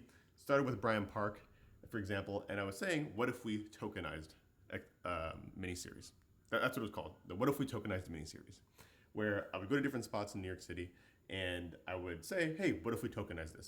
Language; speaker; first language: English; native; English